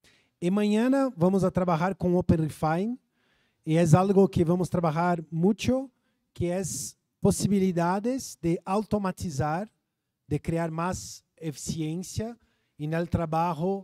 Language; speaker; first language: Spanish; non-native, fluent; Portuguese